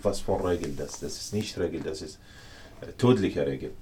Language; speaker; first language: German; non-native, learner; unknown